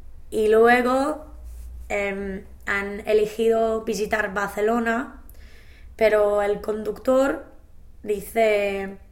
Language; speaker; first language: Spanish; non-native, learner; English